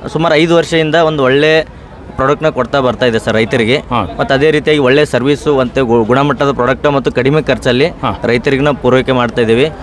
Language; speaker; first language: Kannada; native; Kannada